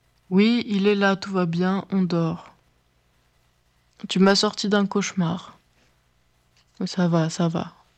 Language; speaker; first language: French; native; French